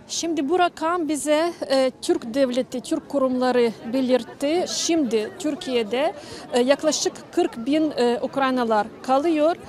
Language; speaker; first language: Turkish; non-native, learner; Ukrainian